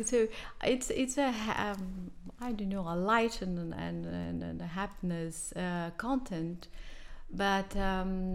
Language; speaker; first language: English; non-native, fluent; Portuguese